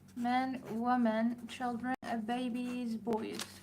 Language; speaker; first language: English; non-native, fluent; Persian